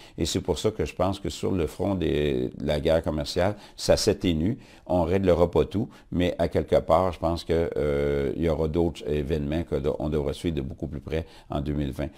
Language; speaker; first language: French; native; French